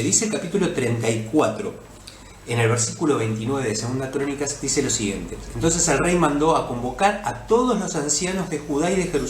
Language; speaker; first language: Spanish; native; Spanish